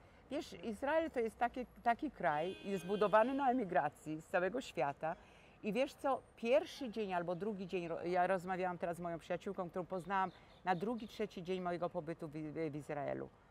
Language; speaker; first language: Polish; native; Polish